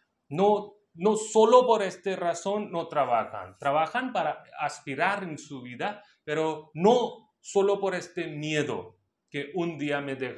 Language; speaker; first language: Spanish; non-native, local second language; Hindi